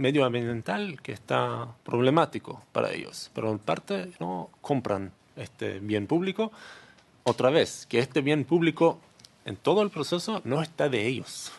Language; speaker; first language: Spanish; non-native, learner; Hebrew